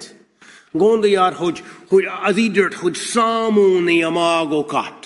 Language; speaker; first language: Hungarian; non-native, fluent; English